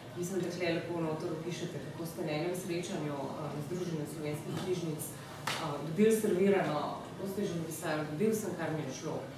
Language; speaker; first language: Slovenian; native; Slovenian